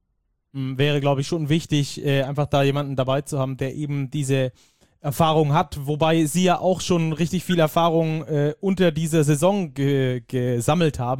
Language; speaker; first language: German; native; German